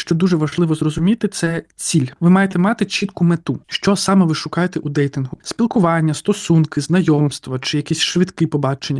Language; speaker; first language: Ukrainian; native; Ukrainian